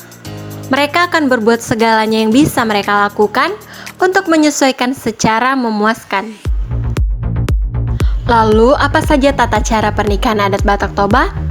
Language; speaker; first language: Indonesian; native; Indonesian